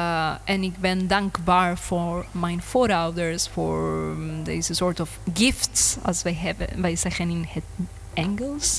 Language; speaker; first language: Dutch; non-native, learner; Spanish